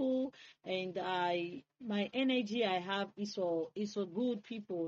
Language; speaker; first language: English; non-native, local second language; Krio